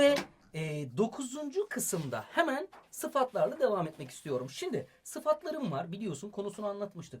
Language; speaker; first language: Turkish; native; Turkish